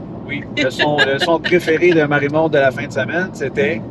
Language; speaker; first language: French; native; French